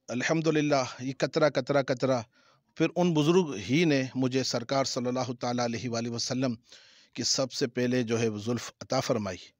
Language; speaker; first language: Urdu; native; Urdu